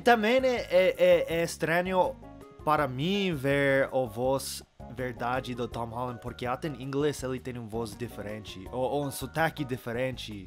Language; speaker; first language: Portuguese; non-native, fluent; English